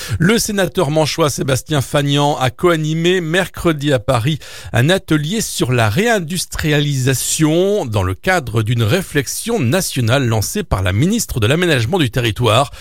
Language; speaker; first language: French; native; French